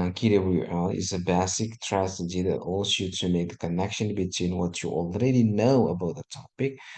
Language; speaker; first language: English; non-native, fluent; Indonesian